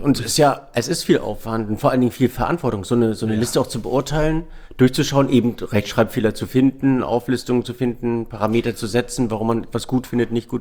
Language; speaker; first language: German; native; German